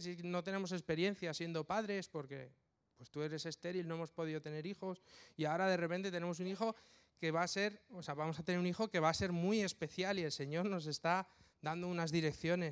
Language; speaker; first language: Spanish; native; Spanish